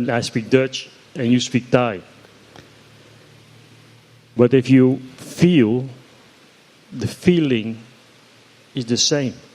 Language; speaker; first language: English; non-native, fluent; Dutch